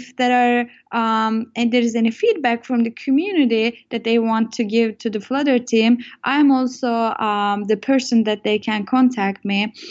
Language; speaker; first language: English; non-native, fluent; Turkish